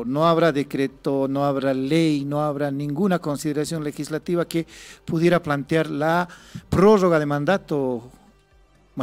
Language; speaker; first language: Spanish; native; Spanish